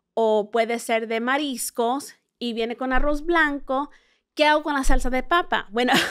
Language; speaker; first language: Spanish; early bilingual, heritage; Spanish